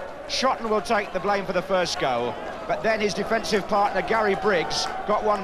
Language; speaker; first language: English; native; English